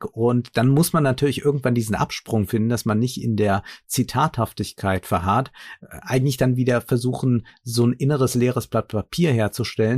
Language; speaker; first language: German; native; German